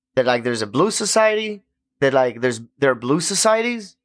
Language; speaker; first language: English; non-native, fluent; Hebrew